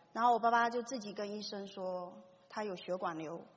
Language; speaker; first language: Chinese; native; Chinese